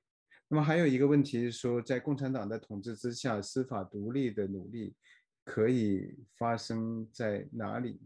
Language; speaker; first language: Chinese; native; Chinese